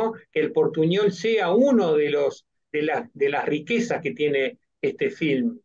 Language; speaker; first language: Spanish; native; Spanish